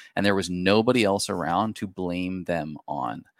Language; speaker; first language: English; native; English